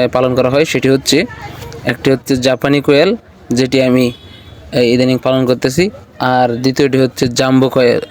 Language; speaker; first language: Bangla; native; Bangla